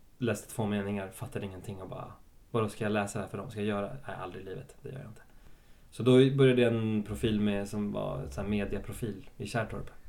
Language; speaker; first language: Swedish; early bilingual, other home language; Spanish